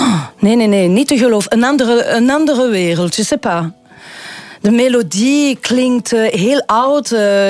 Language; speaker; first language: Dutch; non-native, local second language; French